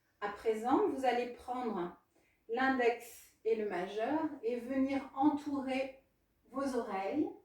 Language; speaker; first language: French; non-native, fluent; Spanish